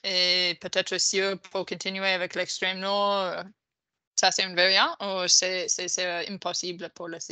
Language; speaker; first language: French; non-native, fluent; English